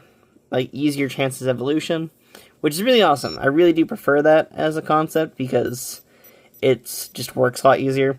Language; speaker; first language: English; native; English